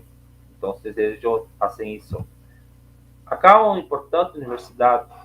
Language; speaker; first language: Spanish; non-native, learner; Portuguese